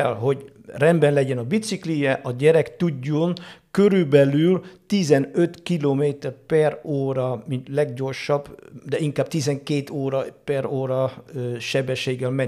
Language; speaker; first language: Hungarian; non-native, fluent; Dutch